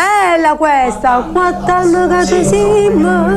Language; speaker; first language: Italian; native; Italian